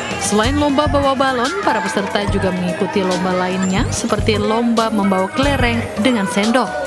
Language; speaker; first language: Indonesian; native; Indonesian